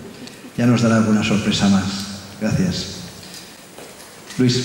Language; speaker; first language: Spanish; native; Spanish